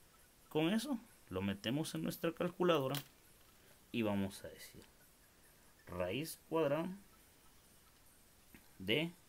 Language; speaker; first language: Spanish; native; Spanish